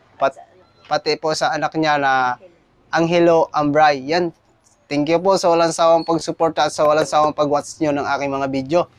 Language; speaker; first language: Filipino; non-native, local second language; Cebuano